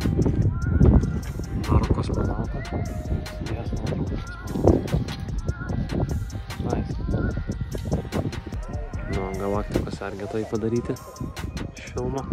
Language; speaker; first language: Lithuanian; native; Lithuanian